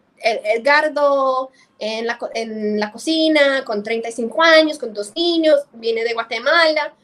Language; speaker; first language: Spanish; non-native, fluent; English